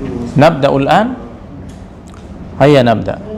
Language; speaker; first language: Arabic; non-native, fluent; Indonesian